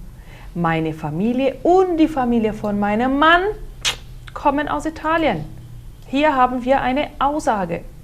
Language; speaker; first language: German; non-native, fluent; Portuguese